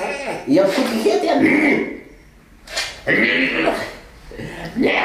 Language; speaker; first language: Dutch; non-native, learner; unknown